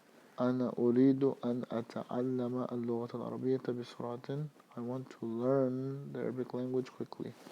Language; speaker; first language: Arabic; non-native, fluent; English